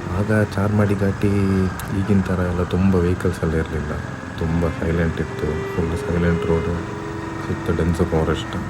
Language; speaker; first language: Kannada; non-native, local second language; Tulu